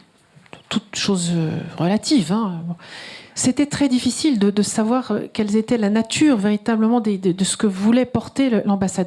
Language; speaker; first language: French; native; French